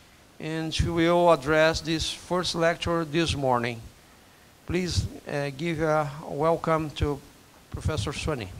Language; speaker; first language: English; non-native, fluent; Portuguese